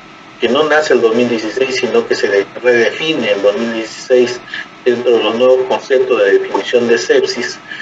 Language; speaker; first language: Spanish; native; Spanish